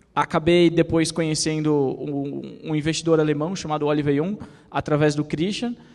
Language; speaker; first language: Portuguese; native; Portuguese